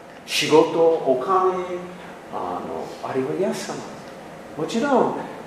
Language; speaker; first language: Japanese; non-native, learner; English